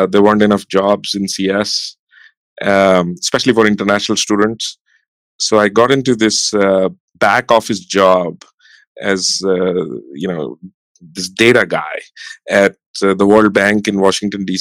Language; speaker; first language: English; non-native, local second language; Hindi